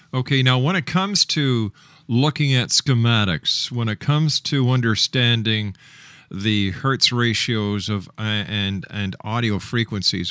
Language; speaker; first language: English; native; English